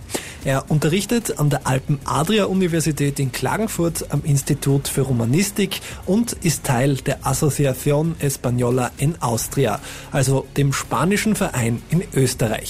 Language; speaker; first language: German; native; German